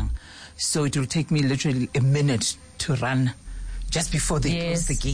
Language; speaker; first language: English; non-native, local second language; Northern Sotho